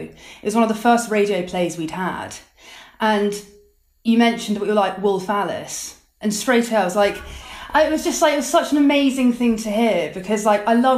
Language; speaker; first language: English; native; English